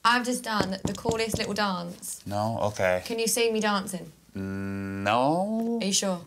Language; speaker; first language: English; native; English